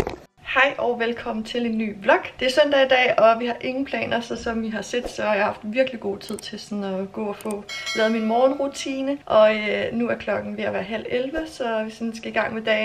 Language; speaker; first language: Danish; native; Danish